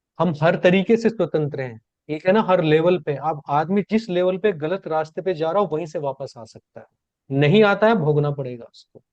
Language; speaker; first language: Hindi; native; Hindi